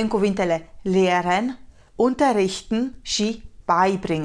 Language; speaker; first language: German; non-native, fluent; Romanian